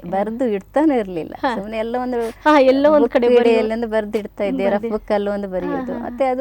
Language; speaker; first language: Kannada; native; Kannada